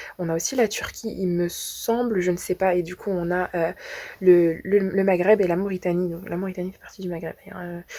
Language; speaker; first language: French; native; French